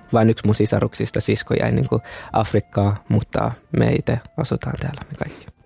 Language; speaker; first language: Finnish; early bilingual, other home language; Kinyarwanda